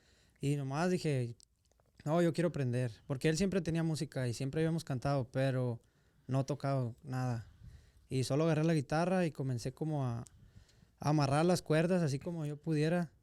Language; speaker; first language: Spanish; native; Spanish